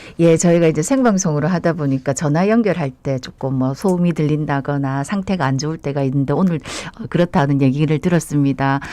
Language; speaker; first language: Korean; native; Korean